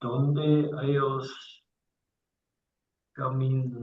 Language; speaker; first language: Spanish; non-native, learner; English